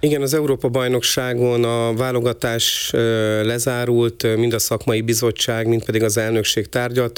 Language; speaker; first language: Hungarian; native; Hungarian